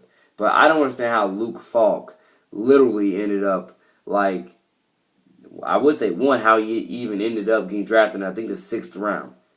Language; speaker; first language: English; native; English